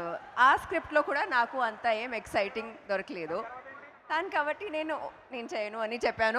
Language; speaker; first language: Telugu; non-native, fluent; Kannada